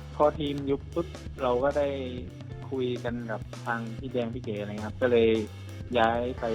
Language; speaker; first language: Thai; native; Thai